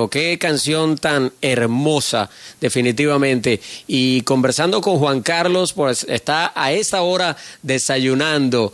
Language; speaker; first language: Spanish; native; Spanish